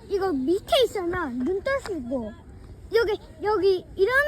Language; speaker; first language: Korean; early bilingual, heritage; Korean